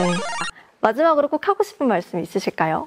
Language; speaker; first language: Korean; native; Korean